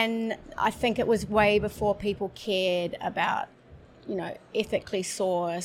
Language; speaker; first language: English; native; English